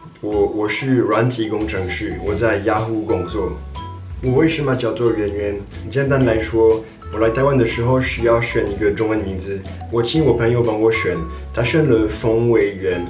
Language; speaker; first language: Chinese; non-native, fluent; French